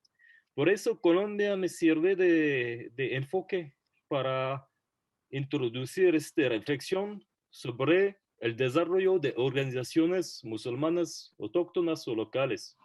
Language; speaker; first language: Spanish; non-native, fluent; French